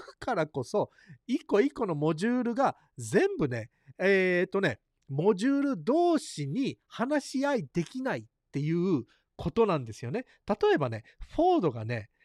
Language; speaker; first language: Japanese; early bilingual, heritage; Japanese